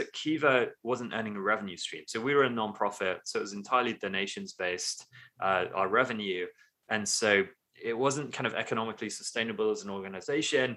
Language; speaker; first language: English; native; English